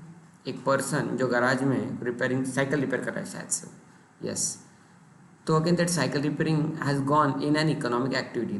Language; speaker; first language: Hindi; non-native, local second language; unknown